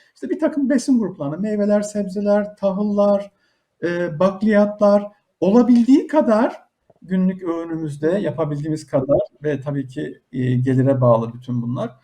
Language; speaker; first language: Turkish; native; Turkish